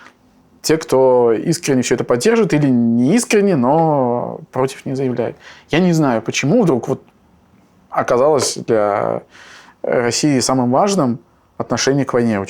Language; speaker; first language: Russian; native; Russian